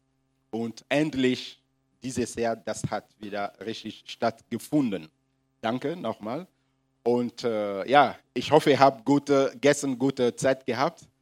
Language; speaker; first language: German; non-native, fluent; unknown